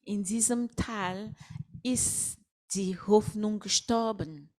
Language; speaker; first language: German; non-native, fluent; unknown